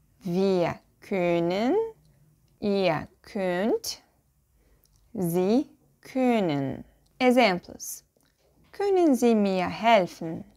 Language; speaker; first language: German; non-native, fluent; Portuguese